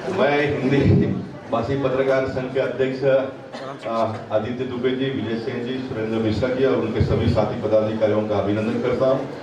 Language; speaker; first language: Hindi; non-native, local second language; Marathi